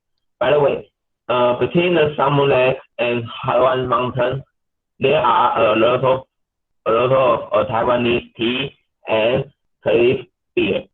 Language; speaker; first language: English; non-native, learner; Chinese